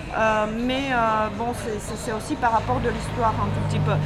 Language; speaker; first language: French; non-native, fluent; Czech